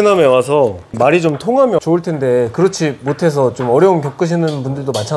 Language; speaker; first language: Korean; native; Korean